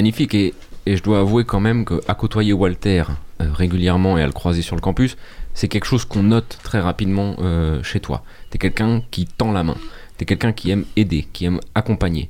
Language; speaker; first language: French; native; French